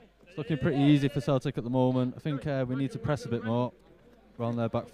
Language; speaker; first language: English; native; English